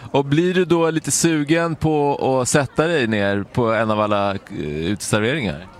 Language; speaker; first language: Swedish; native; Swedish